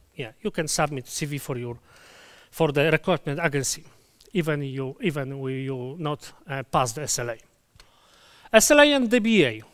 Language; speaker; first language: English; non-native, fluent; Polish